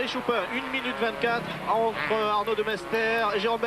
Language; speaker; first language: French; native; French